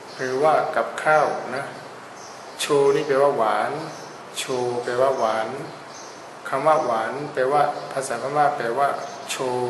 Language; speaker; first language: Thai; non-native, fluent; Burmese